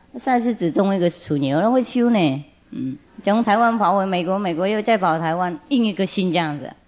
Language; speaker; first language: Chinese; non-native, fluent; Vietnamese